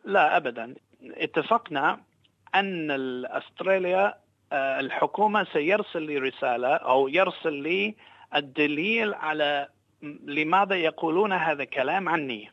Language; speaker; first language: Arabic; non-native, fluent; English